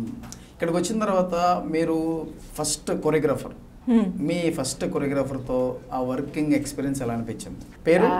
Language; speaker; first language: Telugu; native; Telugu